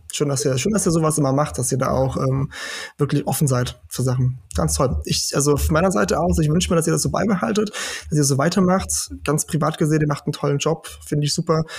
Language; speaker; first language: German; early bilingual, heritage; German